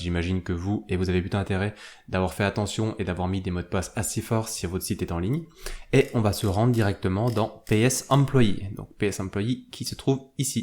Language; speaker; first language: French; native; French